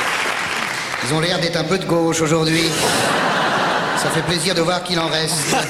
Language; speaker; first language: French; native; French